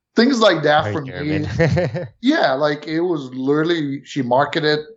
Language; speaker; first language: English; early bilingual, other home language; Romanian